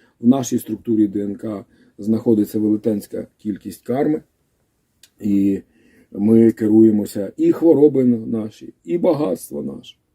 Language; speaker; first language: Ukrainian; native; Ukrainian